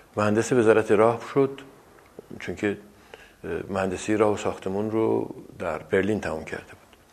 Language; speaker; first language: Persian; non-native, local second language; Azerbaijani